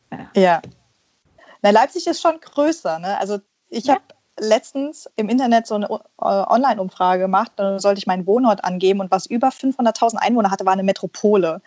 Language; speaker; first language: German; early bilingual, other home language; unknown